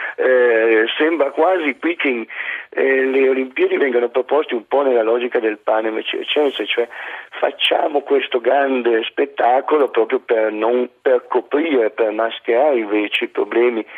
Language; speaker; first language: Italian; native; Italian